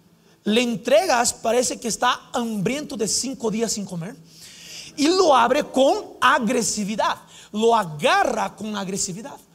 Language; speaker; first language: Spanish; non-native, fluent; Portuguese